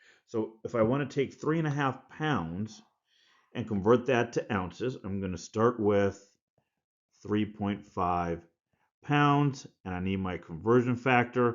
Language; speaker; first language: English; native; English